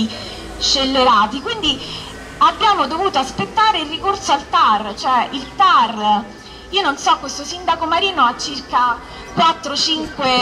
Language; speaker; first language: Italian; native; Italian